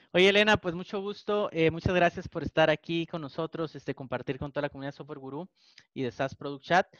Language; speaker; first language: Spanish; native; Spanish